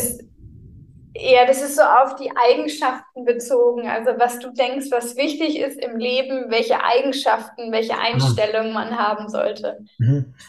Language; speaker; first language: German; native; German